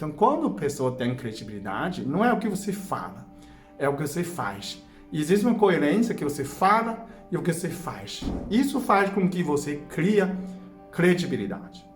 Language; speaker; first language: Portuguese; non-native, fluent; Chinese